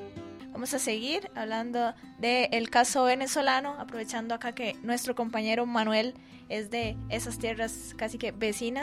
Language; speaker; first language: Spanish; native; Spanish